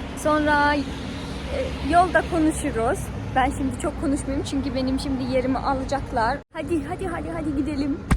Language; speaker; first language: Turkish; non-native, fluent; Persian